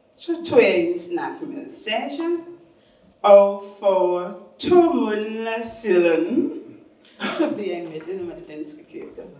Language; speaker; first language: Danish; non-native, fluent; English